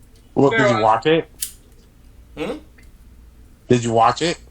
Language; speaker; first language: English; native; English